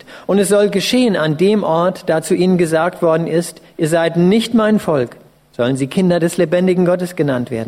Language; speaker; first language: German; native; German